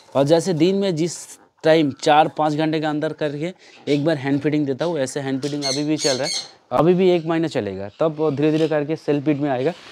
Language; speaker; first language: Hindi; non-native, local second language; Bangla